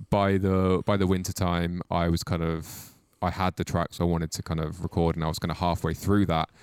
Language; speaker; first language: English; native; English